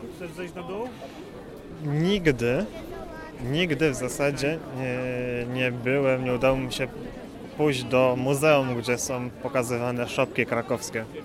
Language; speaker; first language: Polish; native; Polish